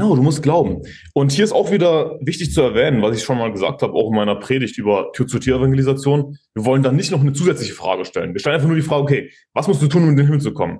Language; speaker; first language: German; native; German